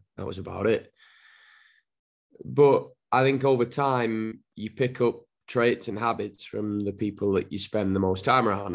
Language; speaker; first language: English; native; English